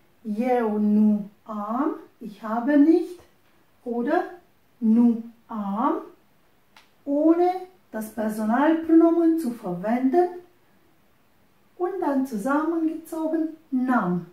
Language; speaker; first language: German; non-native, fluent; Romanian